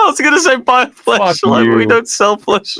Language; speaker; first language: English; native; English